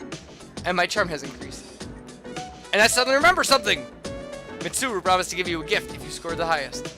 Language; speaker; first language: English; native; English